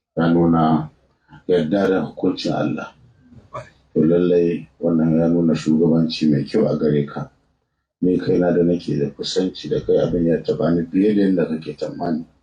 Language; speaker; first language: Hausa; native; Hausa